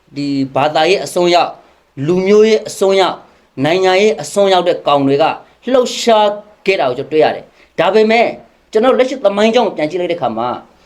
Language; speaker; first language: Burmese; native; Burmese